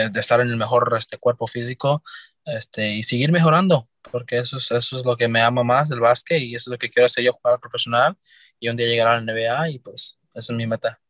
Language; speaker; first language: Spanish; early bilingual, heritage; Spanish